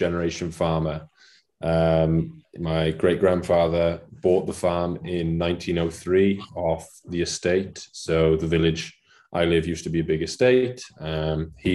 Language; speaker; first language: English; non-native, local second language; Welsh